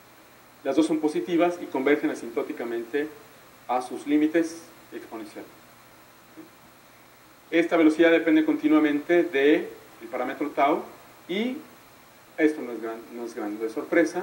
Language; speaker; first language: Spanish; native; Spanish